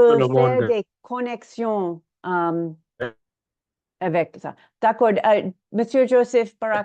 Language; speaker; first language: French; non-native, learner; English